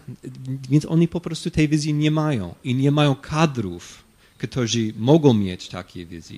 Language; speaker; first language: Polish; non-native, fluent; English